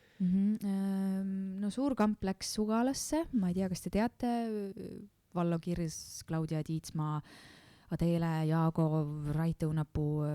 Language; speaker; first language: Estonian; native; Estonian